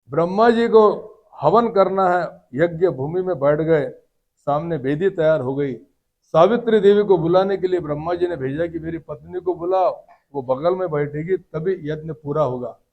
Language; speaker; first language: Hindi; non-native, local second language; Marathi